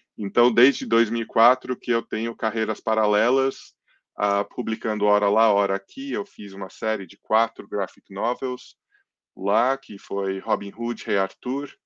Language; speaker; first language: Portuguese; early bilingual, other home language; English